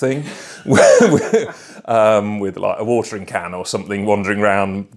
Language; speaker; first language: English; native; English